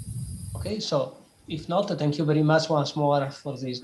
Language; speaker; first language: English; non-native, fluent; Spanish